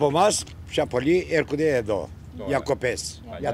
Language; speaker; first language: Greek; early bilingual, heritage; Greek